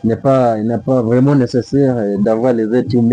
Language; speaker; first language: French; non-native, learner; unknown